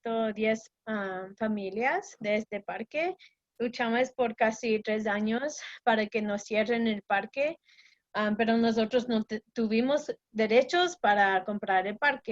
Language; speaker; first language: Spanish; non-native, fluent; English